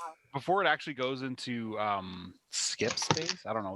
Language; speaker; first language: English; native; English